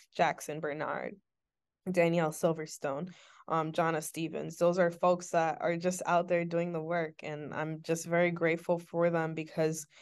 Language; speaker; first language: English; native; English